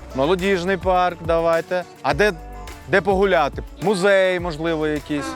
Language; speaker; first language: Ukrainian; non-native, local second language; Russian